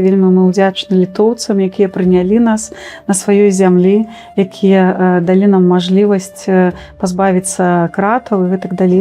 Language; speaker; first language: Belarusian; native; Belarusian